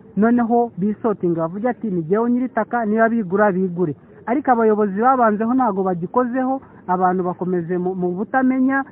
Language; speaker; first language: Kinyarwanda; early bilingual, heritage; Kinyarwanda